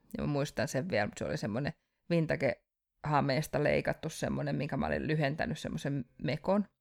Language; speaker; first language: Finnish; native; Finnish